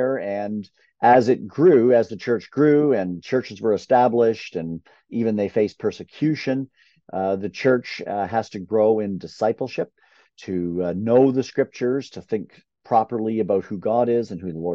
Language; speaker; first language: English; native; English